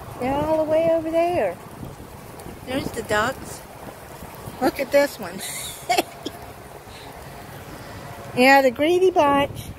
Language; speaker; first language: English; native; English